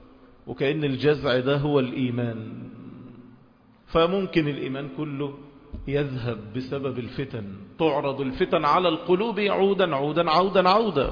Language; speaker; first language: Arabic; native; Arabic